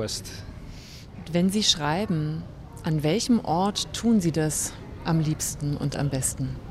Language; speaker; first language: German; native; German